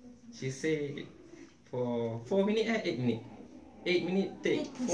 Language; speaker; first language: English; non-native, learner; Malay